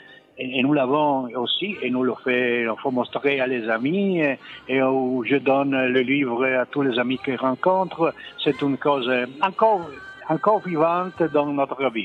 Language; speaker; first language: French; non-native, learner; Italian